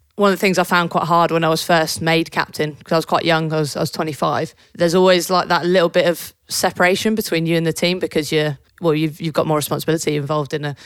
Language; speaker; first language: English; native; English